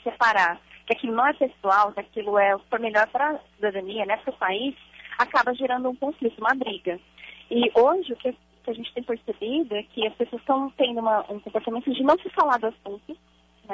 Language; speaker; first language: Portuguese; native; Portuguese